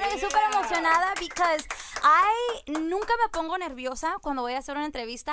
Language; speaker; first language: Spanish; early bilingual, other home language; English